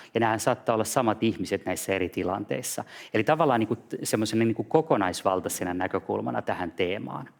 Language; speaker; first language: Finnish; non-native, local second language; Swedish